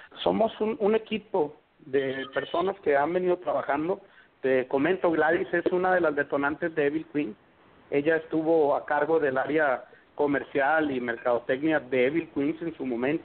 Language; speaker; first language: Spanish; native; Spanish